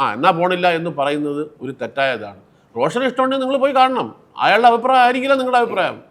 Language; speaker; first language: Malayalam; native; Malayalam